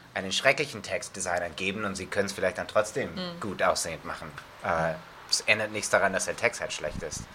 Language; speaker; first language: German; non-native, fluent; English